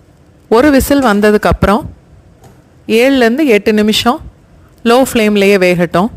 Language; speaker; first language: Tamil; native; Tamil